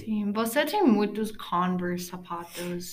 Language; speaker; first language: Portuguese; non-native, learner; English